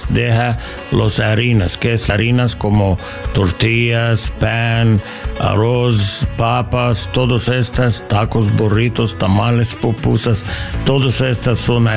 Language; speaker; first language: Spanish; non-native, learner; English